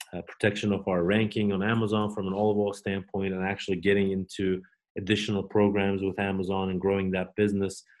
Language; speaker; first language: English; non-native, fluent; Turkish